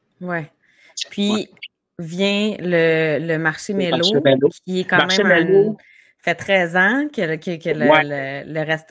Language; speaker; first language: French; native; French